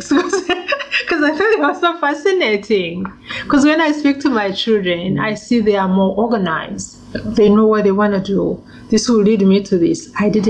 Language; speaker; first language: English; non-native, local second language; Kinyarwanda